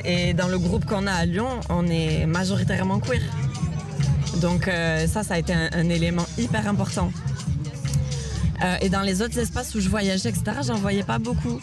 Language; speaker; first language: French; native; French